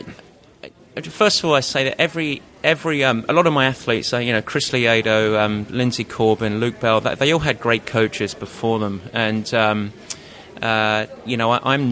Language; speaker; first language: English; native; English